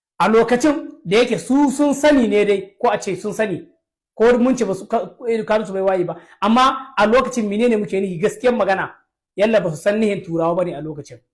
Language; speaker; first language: Hausa; native; Hausa